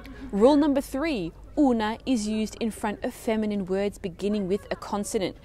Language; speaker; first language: English; early bilingual, other home language; Italian